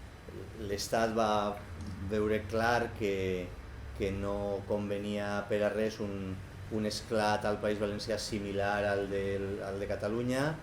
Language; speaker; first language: Catalan; native; Catalan